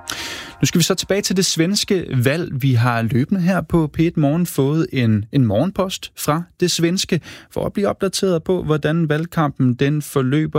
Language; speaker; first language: Danish; native; Danish